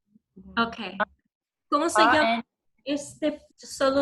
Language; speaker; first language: Spanish; non-native, learner; English